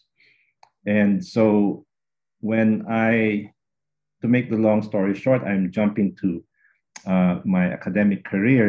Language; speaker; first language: English; non-native, local second language; Min Nan Chinese